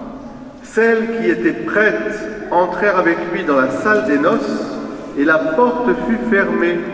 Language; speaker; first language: French; native; French